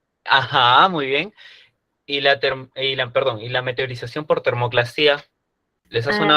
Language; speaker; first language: Spanish; native; Spanish